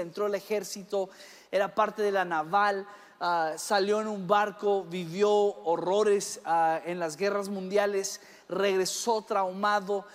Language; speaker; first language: Spanish; early bilingual, other home language; English